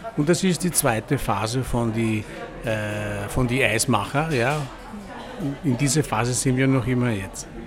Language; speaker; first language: German; non-native, fluent; Italian